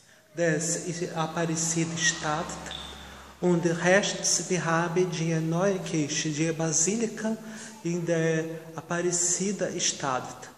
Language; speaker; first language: German; non-native, learner; Portuguese